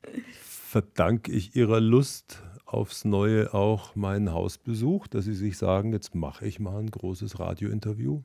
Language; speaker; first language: German; native; German